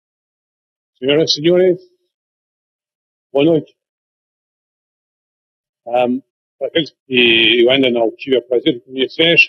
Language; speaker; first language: Portuguese; non-native, fluent; English